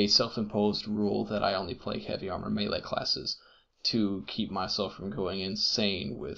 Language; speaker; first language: English; native; English